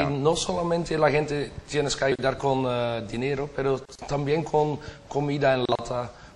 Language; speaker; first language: Spanish; non-native, learner; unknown